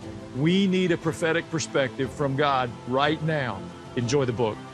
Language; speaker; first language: English; native; English